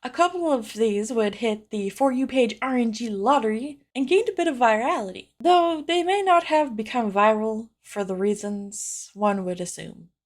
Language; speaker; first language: English; native; English